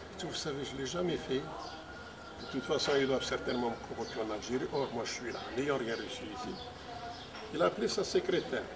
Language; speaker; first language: French; non-native, local second language; Arabic